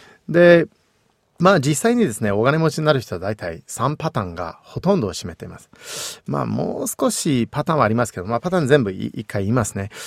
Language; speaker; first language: Japanese; non-native, fluent; English